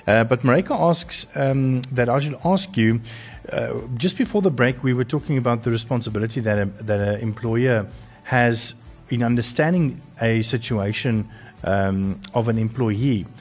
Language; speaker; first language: English; non-native, local second language; Afrikaans